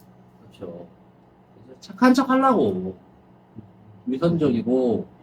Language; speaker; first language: Korean; native; Korean